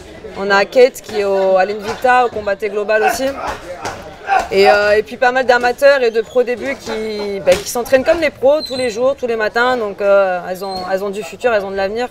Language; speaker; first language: French; native; French